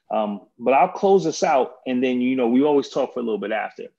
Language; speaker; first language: English; native; English